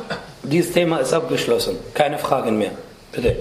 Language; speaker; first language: German; non-native, fluent; Arabic